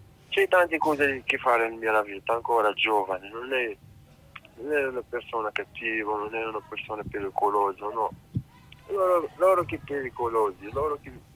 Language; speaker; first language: Italian; non-native, learner; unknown